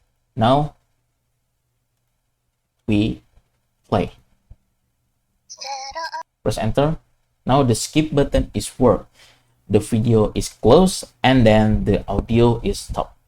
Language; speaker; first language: English; non-native, fluent; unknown